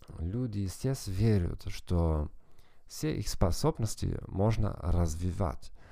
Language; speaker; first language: Russian; non-native, fluent; German